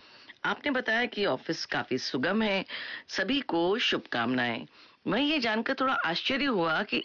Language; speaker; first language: Hindi; native; Hindi